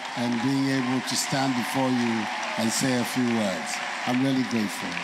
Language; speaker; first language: English; non-native, local second language; Akan